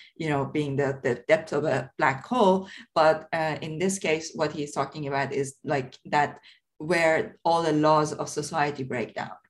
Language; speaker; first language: English; non-native, fluent; Persian